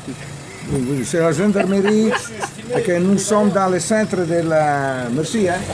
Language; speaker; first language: French; non-native, learner; Italian